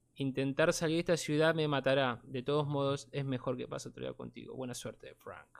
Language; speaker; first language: Spanish; native; Spanish